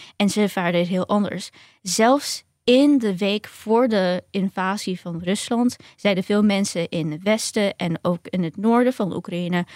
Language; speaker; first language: Dutch; early bilingual, other home language; Ukrainian